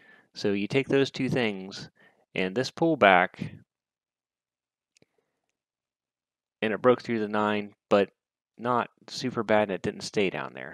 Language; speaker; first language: English; native; English